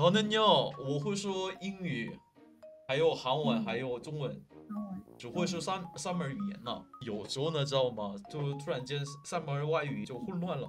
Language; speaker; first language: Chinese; non-native, fluent; Korean